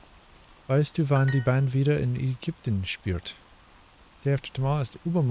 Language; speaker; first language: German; non-native, learner; English